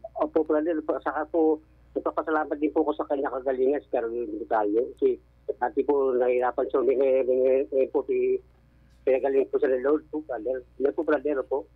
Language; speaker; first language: Filipino; native; Filipino